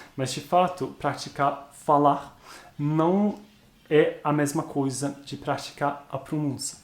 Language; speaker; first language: Portuguese; non-native, fluent; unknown